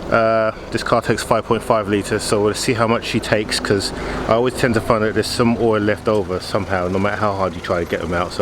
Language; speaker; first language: English; native; English